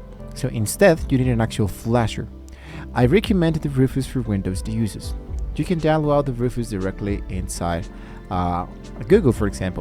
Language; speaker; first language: English; non-native, fluent; Spanish